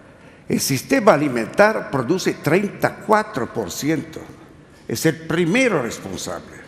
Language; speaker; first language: Spanish; non-native, learner; Italian